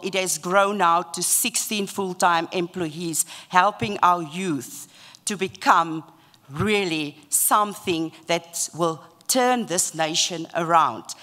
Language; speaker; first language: English; non-native, local second language; Afrikaans